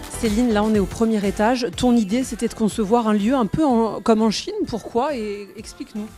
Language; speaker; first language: French; native; French